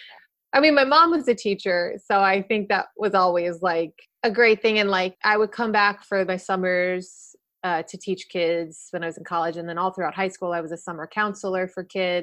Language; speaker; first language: English; native; English